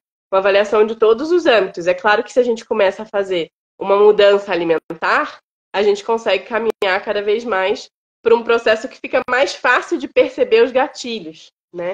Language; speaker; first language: Portuguese; native; Portuguese